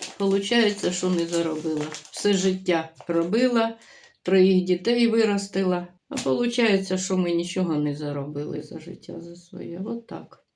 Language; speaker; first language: Ukrainian; native; Ukrainian